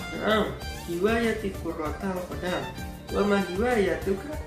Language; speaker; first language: Arabic; non-native, learner; Indonesian